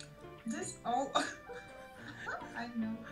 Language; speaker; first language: English; non-native, learner; Kazakh